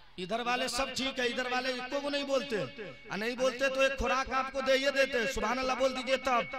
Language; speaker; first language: Hindi; native; Hindi